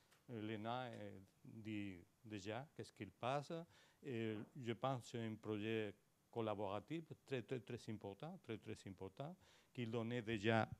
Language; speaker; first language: French; non-native, learner; Spanish